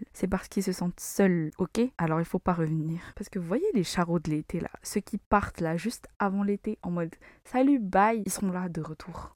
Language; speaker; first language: French; non-native, local second language; Malagasy